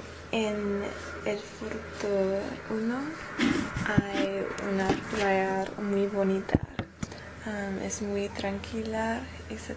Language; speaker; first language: Spanish; non-native, learner; English